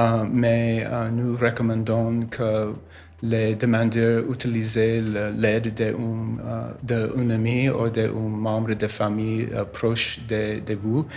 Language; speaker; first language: French; non-native, learner; English